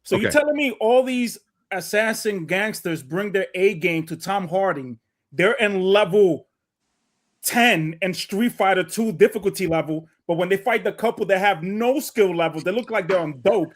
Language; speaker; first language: English; native; English